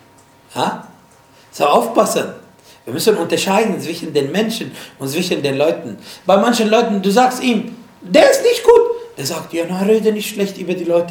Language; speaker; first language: German; non-native, fluent; Arabic